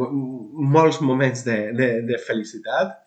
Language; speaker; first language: Catalan; non-native, local second language; Spanish